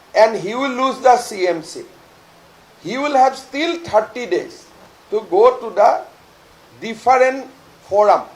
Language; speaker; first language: English; non-native, local second language; Assamese